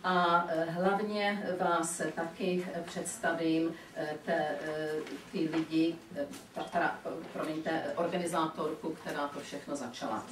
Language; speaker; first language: Czech; early bilingual, heritage; Czech